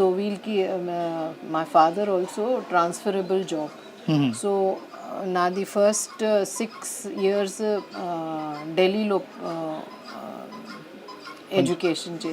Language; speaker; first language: Telugu; non-native, fluent; Hindi